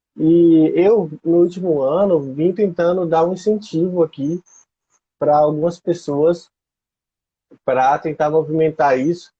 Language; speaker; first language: Portuguese; native; Portuguese